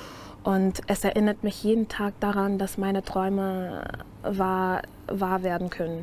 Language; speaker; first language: German; non-native, fluent; English